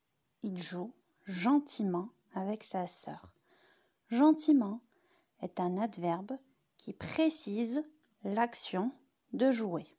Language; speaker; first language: French; non-native, local second language; Arabic